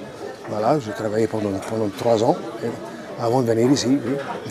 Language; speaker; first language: French; non-native, fluent; Croatian